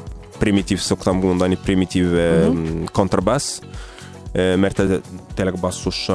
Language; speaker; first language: Hungarian; non-native, learner; Arabic